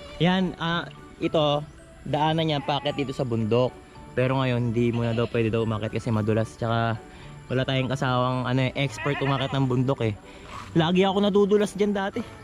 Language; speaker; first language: Filipino; non-native, local second language; Iloko